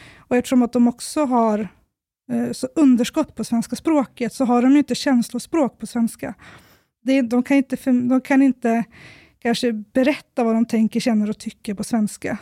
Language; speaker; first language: Swedish; native; Swedish